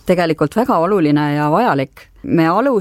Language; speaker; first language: Estonian; native; Estonian